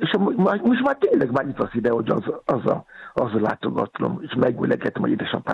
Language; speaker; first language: Hungarian; non-native, learner; Yoruba